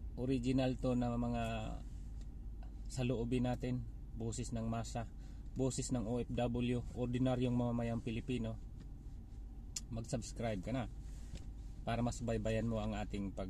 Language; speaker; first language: Filipino; non-native, local second language; Cebuano